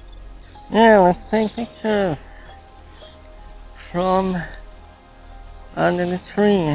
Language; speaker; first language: English; non-native, fluent; German